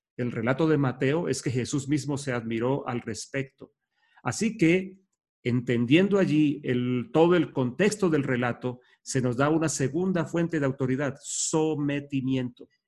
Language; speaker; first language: Spanish; native; Spanish